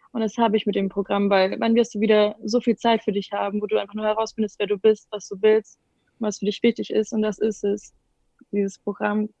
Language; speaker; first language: German; native; German